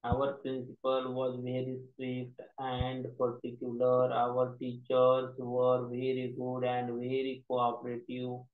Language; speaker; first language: English; non-native, local second language; Marathi